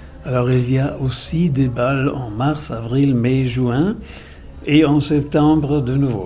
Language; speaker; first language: French; non-native, fluent; German